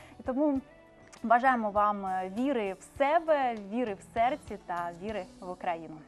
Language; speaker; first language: Ukrainian; native; Ukrainian